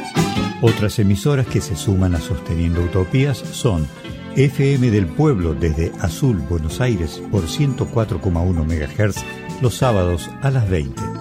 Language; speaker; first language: Spanish; native; Spanish